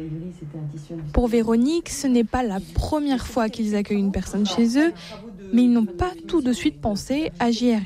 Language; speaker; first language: French; native; French